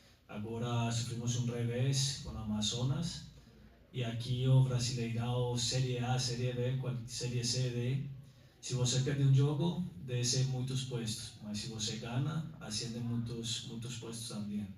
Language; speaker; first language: Portuguese; non-native, learner; Spanish